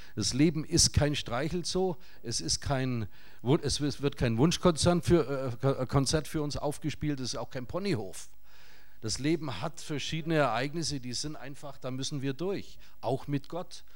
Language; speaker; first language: German; native; German